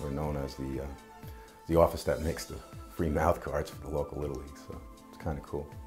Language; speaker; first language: English; native; English